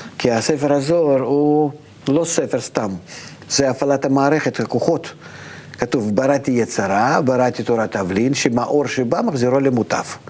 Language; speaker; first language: Hebrew; non-native, fluent; Russian